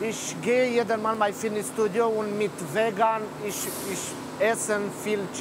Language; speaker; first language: German; non-native, learner; Romanian